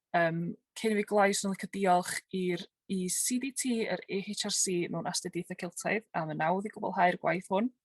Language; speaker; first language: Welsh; native; Welsh